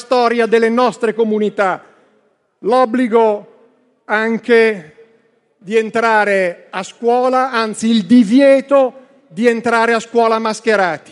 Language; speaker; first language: Italian; native; Italian